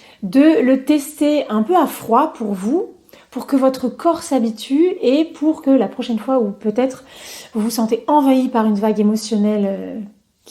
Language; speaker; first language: French; native; French